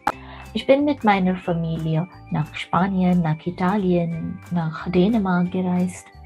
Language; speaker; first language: German; non-native, fluent; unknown